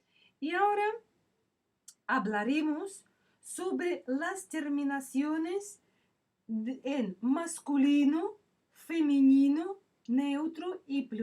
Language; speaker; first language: Spanish; non-native, fluent; Russian